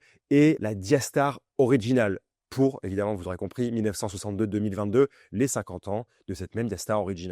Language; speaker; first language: French; native; French